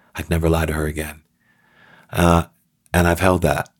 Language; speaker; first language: English; native; English